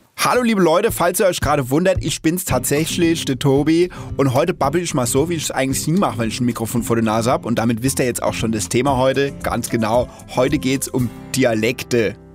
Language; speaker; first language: German; native; German